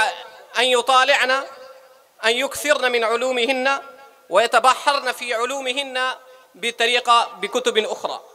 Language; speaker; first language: Arabic; non-native, fluent; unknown